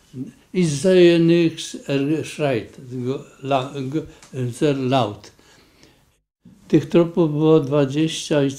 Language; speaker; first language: German; non-native, learner; Polish